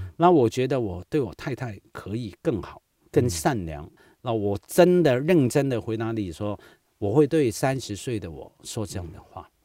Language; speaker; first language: Chinese; non-native, local second language; Cantonese